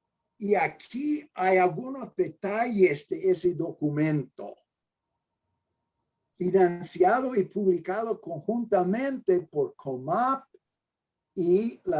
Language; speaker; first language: Spanish; non-native, fluent; English